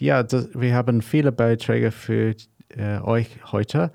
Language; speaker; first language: German; non-native, learner; English